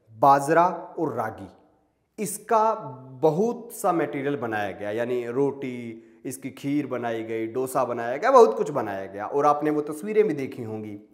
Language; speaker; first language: Hindi; native; Hindi